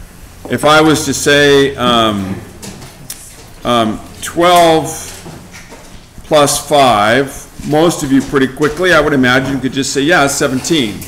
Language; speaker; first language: English; native; English